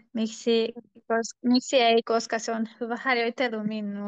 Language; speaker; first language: Finnish; non-native, learner; Turkish